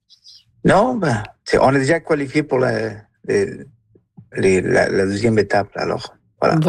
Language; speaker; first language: French; non-native, fluent; Spanish